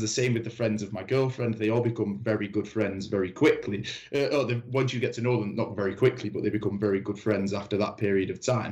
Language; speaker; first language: English; native; English